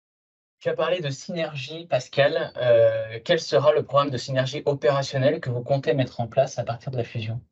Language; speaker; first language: French; native; French